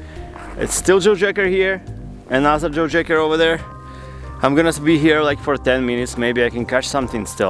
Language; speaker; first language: English; non-native, learner; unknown